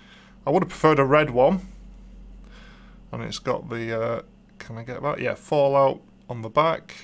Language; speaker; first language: English; native; English